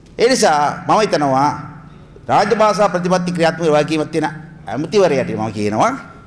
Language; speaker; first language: Sinhala; non-native, local second language; Tamil